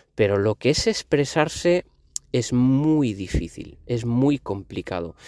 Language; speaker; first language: Spanish; non-native, local second language; Catalan